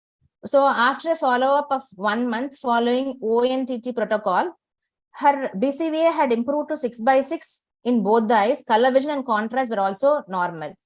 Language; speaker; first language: English; non-native, local second language; Tamil